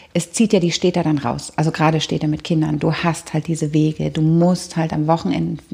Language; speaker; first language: German; native; German